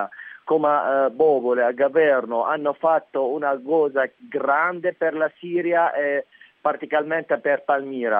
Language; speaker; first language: Italian; non-native, learner; Arabic